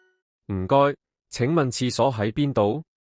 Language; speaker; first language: Cantonese; non-native, learner; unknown